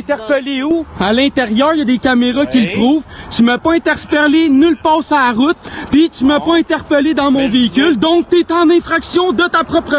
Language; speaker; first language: French; native; French